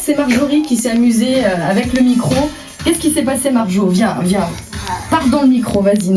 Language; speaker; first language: French; native; French